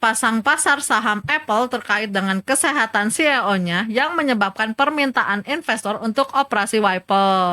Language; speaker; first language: Indonesian; native; Indonesian